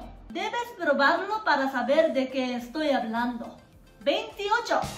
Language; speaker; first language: Spanish; non-native, fluent; Japanese